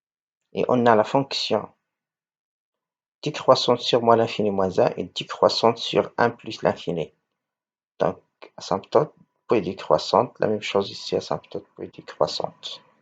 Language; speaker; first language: French; non-native, local second language; Arabic